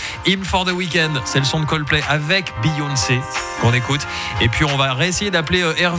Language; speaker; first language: French; native; French